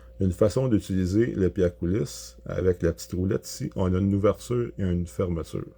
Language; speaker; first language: French; native; French